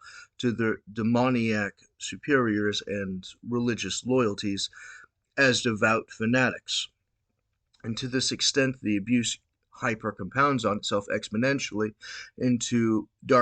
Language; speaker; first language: English; native; English